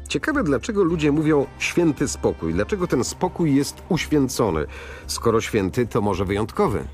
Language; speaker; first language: Polish; native; Polish